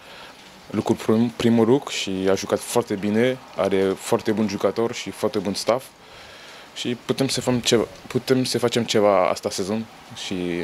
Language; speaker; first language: Romanian; non-native, learner; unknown